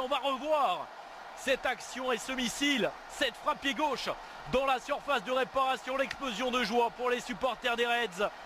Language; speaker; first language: French; native; French